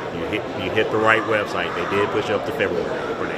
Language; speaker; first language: English; native; English